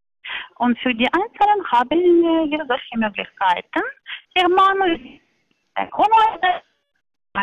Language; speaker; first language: German; non-native, learner; Polish